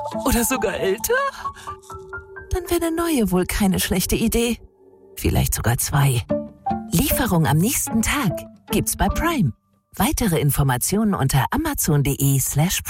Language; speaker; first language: German; native; German